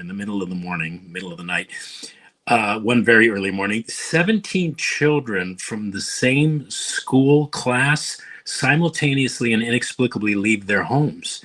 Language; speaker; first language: English; native; English